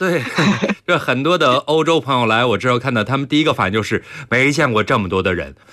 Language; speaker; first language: Chinese; native; Chinese